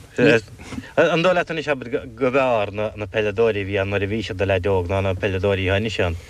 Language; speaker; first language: Irish; native; Irish